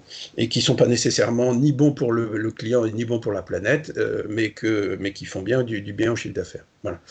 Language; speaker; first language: French; native; French